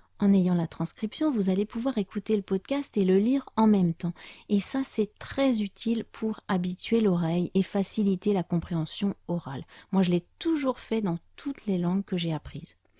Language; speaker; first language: French; native; French